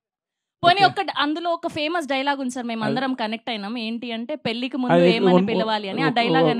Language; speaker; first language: Telugu; native; Telugu